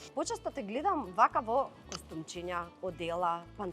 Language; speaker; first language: Macedonian; native; Macedonian